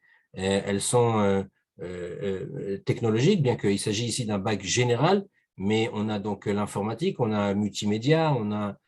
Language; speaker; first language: French; native; French